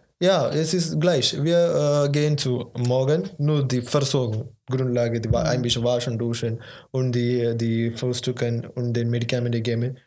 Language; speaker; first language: German; non-native, learner; Malayalam